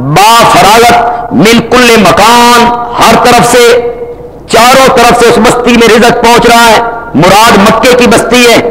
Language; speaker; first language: Urdu; non-native, local second language; Punjabi